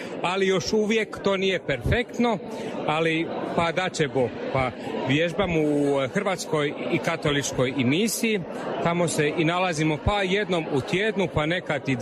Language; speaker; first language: Croatian; non-native, fluent; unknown